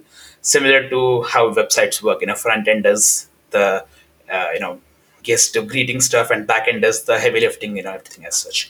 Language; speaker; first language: English; non-native, local second language; Hindi